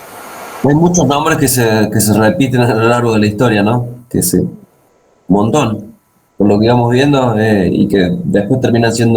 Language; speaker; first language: Spanish; native; Spanish